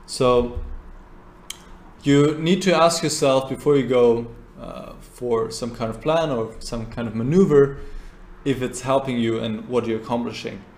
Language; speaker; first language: English; non-native, fluent; German